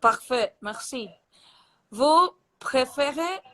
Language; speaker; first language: French; non-native, learner; Portuguese